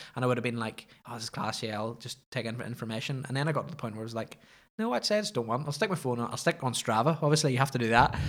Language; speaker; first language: English; native; English